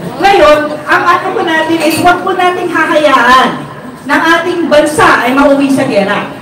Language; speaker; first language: Filipino; non-native, local second language; Waray